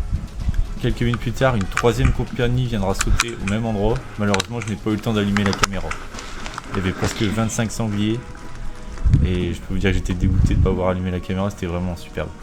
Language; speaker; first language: French; native; French